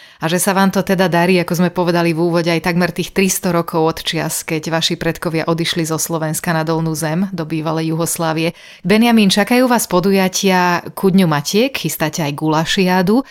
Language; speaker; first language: Slovak; native; Slovak